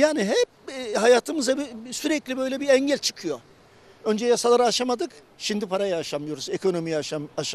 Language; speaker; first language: Turkish; native; Turkish